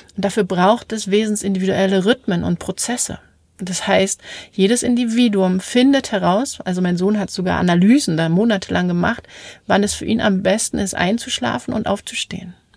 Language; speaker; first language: German; native; German